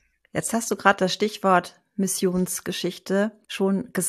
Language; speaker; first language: German; native; German